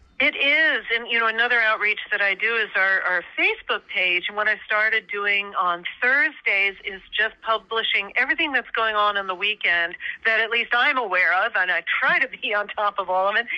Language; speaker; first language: English; native; English